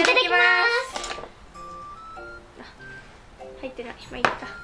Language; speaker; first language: Japanese; native; Japanese